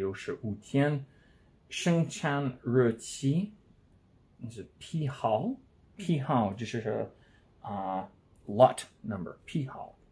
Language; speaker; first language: Chinese; non-native, learner; English